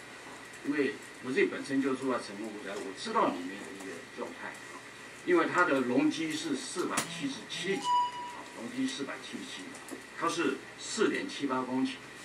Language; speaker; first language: Chinese; native; Chinese